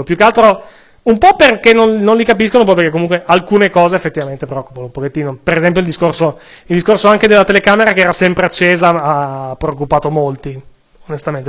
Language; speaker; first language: Italian; native; Italian